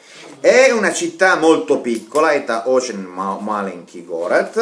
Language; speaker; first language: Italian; non-native, fluent; Russian